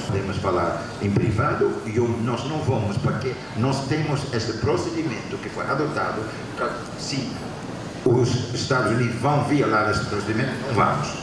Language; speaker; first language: Portuguese; non-native, fluent; Dutch